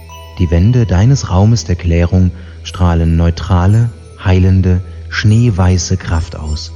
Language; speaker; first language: German; native; German